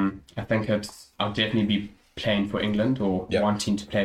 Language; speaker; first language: English; native; English